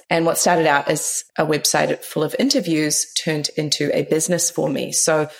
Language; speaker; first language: English; native; English